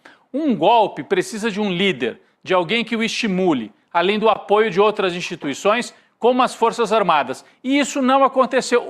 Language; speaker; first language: Portuguese; native; Portuguese